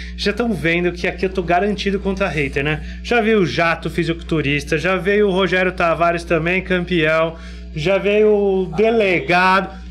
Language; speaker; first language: Portuguese; native; Portuguese